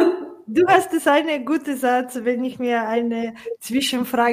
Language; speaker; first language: German; non-native, fluent; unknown